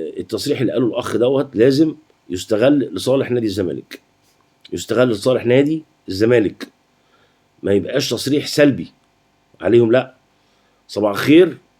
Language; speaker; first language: Arabic; native; Arabic